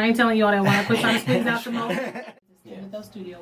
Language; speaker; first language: English; native; English